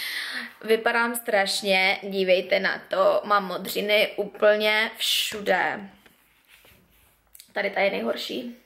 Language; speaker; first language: Czech; early bilingual, heritage; Czech